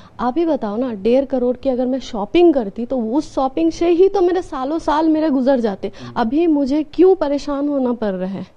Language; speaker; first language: Hindi; non-native, local second language; Bangla